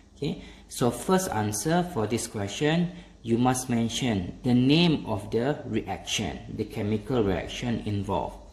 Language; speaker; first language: English; non-native, local second language; Malay